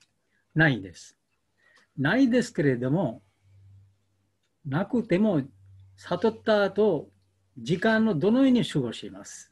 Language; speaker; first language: Japanese; non-native, fluent; Bangla